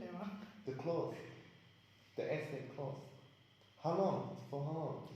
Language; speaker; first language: English; non-native, learner; Thai